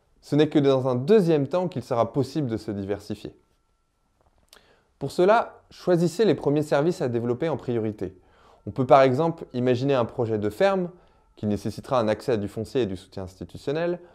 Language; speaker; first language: French; native; French